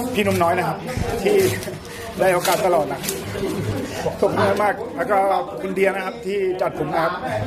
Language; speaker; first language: Thai; non-native, fluent; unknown